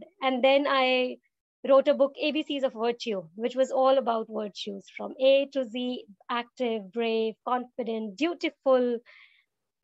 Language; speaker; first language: English; non-native, local second language; Hindi